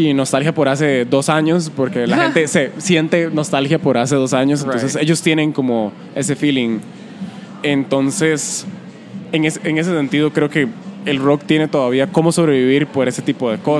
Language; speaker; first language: Spanish; native; Spanish